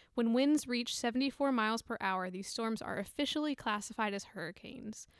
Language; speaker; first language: English; native; English